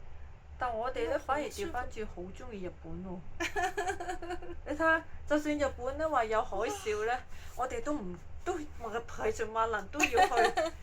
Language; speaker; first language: Cantonese; native; Cantonese